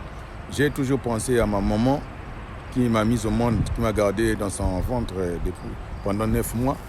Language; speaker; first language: French; non-native, local second language; Lingala